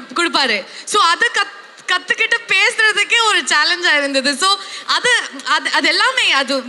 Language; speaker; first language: Tamil; non-native, local second language; Kannada